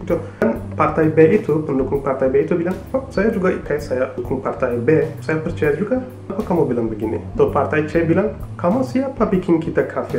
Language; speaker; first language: Indonesian; non-native, fluent; Turkish